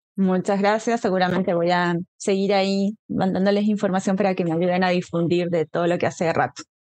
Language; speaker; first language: Spanish; native; Spanish